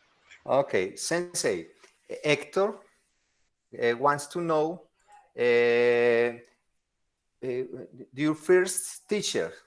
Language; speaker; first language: English; non-native, learner; Spanish